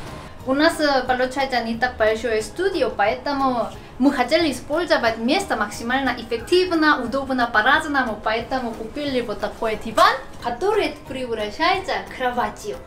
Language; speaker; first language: Russian; non-native, fluent; Korean